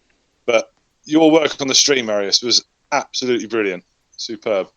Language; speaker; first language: English; native; English